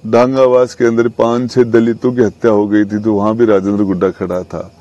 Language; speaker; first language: Hindi; native; Hindi